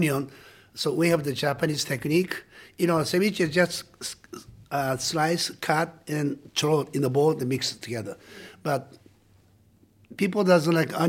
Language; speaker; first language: English; non-native, learner; Japanese